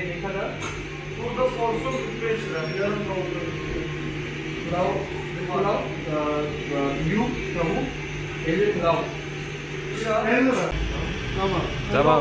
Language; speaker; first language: Turkish; non-native, learner; Urdu